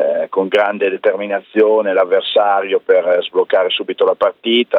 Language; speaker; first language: Italian; native; Italian